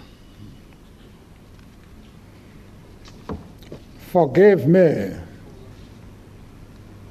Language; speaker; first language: English; non-native, local second language; Xhosa